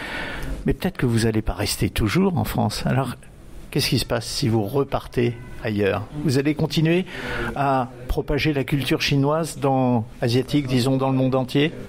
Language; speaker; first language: French; native; French